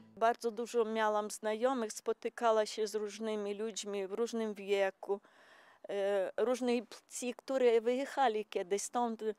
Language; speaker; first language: Polish; early bilingual, heritage; Polish